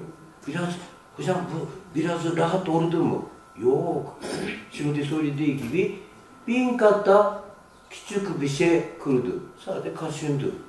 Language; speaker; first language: Turkish; non-native, fluent; Japanese